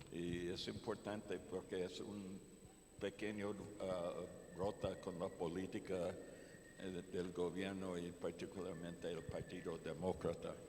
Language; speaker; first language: Spanish; non-native, fluent; English